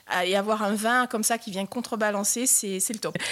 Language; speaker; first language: French; native; French